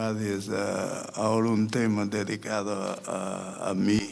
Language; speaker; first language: Spanish; non-native, learner; English